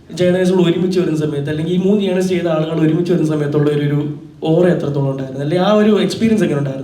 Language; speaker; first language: Malayalam; native; Malayalam